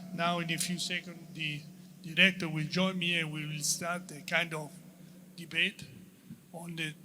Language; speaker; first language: English; non-native, fluent; Italian